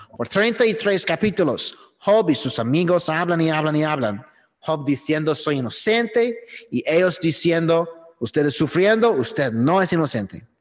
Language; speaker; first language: Spanish; non-native, fluent; English